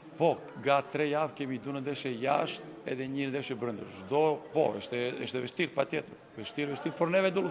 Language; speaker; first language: Albanian; non-native, learner; Serbian